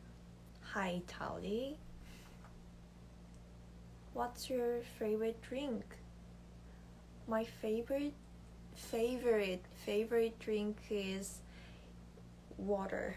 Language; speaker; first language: English; non-native, learner; Korean